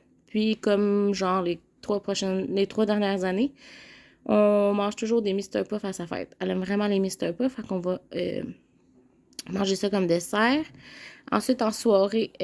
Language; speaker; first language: French; native; French